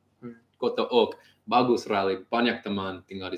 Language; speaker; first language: Indonesian; non-native, learner; English